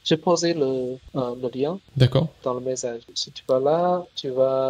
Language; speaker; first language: French; non-native, learner; Chinese